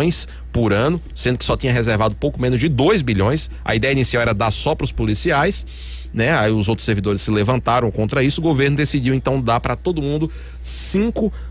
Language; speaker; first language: Portuguese; native; Portuguese